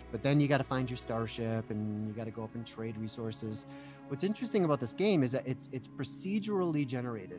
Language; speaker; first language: English; native; English